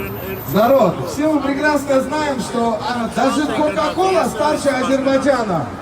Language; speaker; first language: Russian; non-native, local second language; Armenian